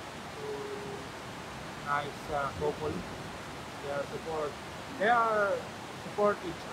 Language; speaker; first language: English; non-native, local second language; Filipino